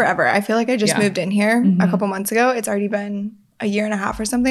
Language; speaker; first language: English; native; English